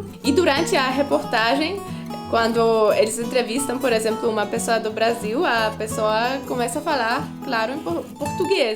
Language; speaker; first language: Portuguese; non-native, fluent; Polish